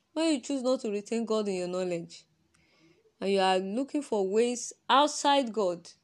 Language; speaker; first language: English; non-native, local second language; Yoruba